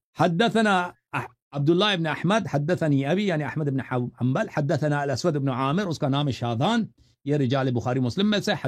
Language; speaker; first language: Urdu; non-native, local second language; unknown